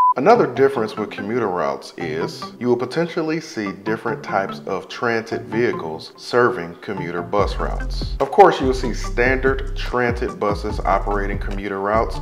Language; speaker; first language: English; native; English